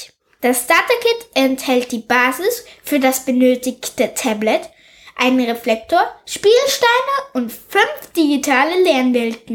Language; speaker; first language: German; native; German